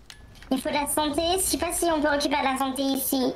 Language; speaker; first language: French; native; French